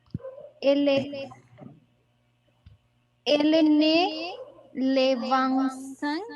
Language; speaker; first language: French; non-native, learner; Spanish